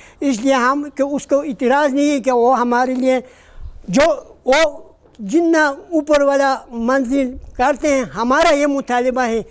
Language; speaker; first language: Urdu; non-native, local second language; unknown